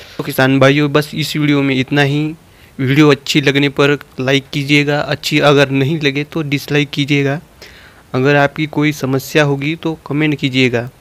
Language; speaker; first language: Hindi; non-native, local second language; Marathi